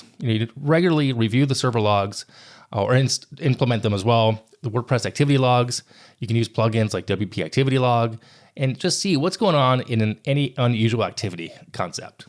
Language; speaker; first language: English; native; English